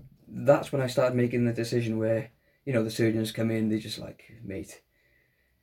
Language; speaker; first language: English; native; English